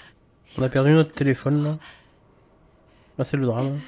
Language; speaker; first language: French; native; French